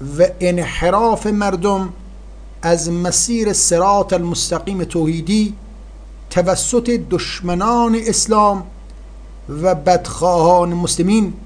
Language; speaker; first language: Persian; native; Persian